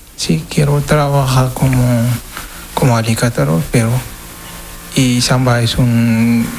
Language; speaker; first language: Spanish; non-native, learner; Wolof